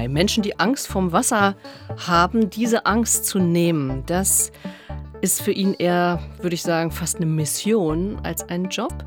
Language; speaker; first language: German; native; German